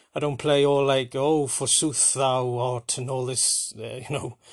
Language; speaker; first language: English; native; English